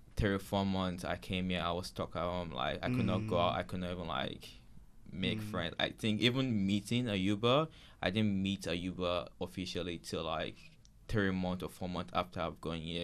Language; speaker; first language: English; non-native, local second language; Yoruba